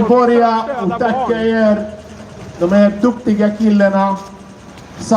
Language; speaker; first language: Swedish; non-native, fluent; Arabic